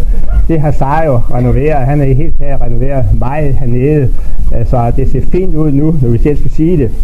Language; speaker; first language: Danish; native; Danish